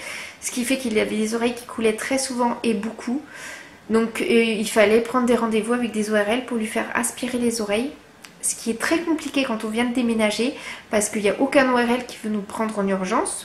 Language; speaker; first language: French; native; French